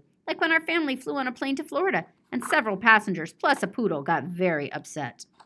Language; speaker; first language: English; native; English